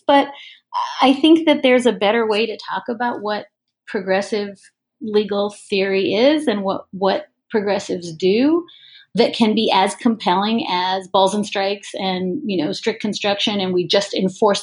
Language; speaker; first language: English; native; English